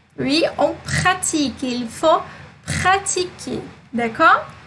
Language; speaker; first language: French; non-native, fluent; Portuguese